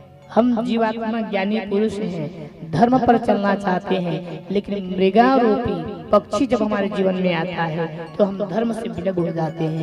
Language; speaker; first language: Hindi; non-native, local second language; Chhattisgarhi